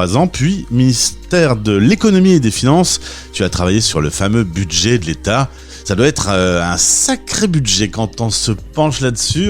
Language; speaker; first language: French; native; French